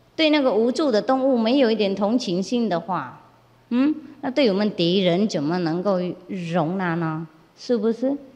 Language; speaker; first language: Chinese; non-native, fluent; Vietnamese